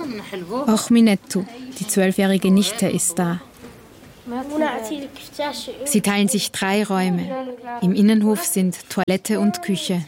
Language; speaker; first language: German; native; German